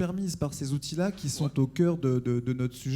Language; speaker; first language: French; native; French